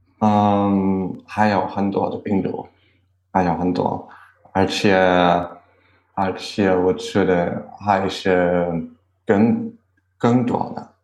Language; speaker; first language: Chinese; non-native, learner; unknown